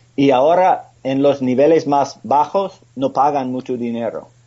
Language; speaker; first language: Spanish; non-native, fluent; English